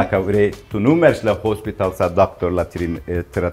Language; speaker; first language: Romanian; non-native, learner; Turkish